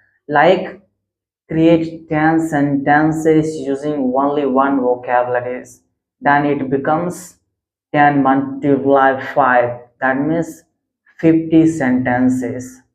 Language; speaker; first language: English; non-native, local second language; Hindi